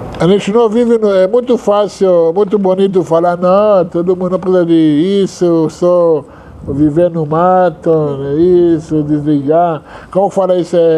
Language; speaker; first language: Portuguese; non-native, fluent; Hebrew